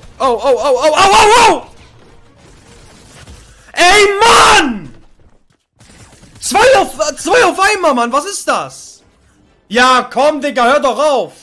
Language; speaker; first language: German; native; German